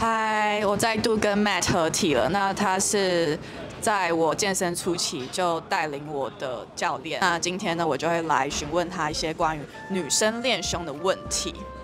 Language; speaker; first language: Chinese; native; Chinese